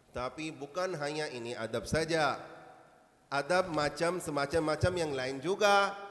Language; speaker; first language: Indonesian; non-native, learner; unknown